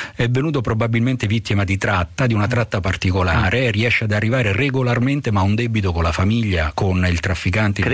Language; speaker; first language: Italian; native; Italian